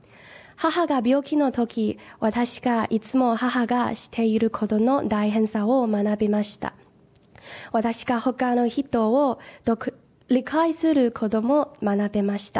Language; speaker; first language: Japanese; non-native, learner; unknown